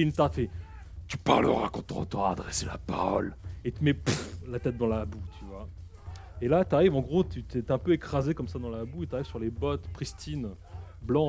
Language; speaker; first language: French; native; French